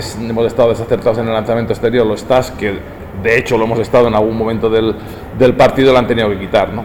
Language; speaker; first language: Spanish; native; Spanish